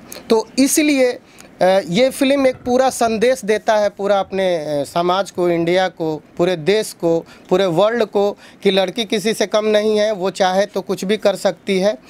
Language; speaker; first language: Hindi; native; Hindi